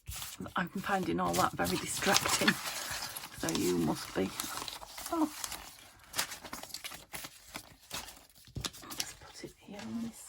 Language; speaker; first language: English; native; English